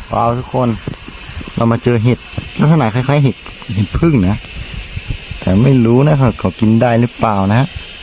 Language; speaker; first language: Thai; non-native, local second language; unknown